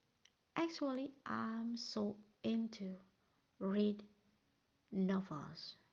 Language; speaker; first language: English; non-native, learner; Indonesian